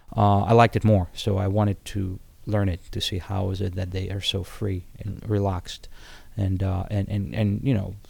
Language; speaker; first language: English; non-native, fluent; Ukrainian